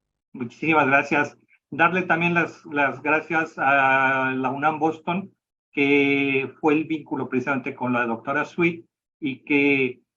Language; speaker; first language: Spanish; native; Spanish